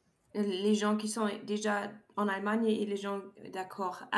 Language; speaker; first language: French; non-native, learner; German